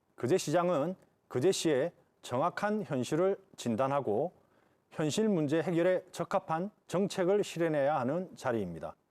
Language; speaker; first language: Korean; native; Korean